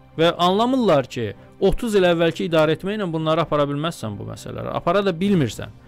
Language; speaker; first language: Azerbaijani; native; Azerbaijani